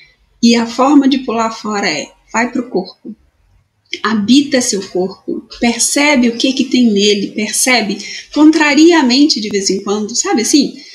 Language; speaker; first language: Portuguese; native; Portuguese